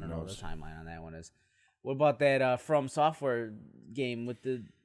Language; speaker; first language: English; native; English